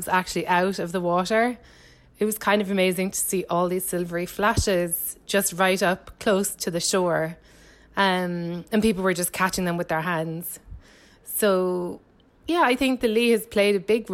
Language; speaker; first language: English; native; English